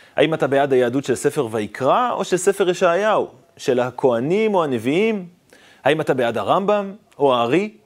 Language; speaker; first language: Hebrew; native; Hebrew